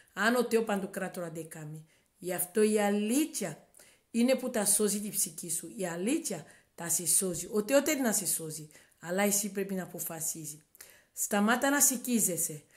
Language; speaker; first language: Greek; non-native, learner; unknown